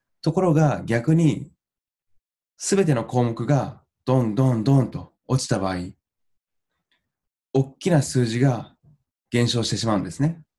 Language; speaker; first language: Japanese; native; Japanese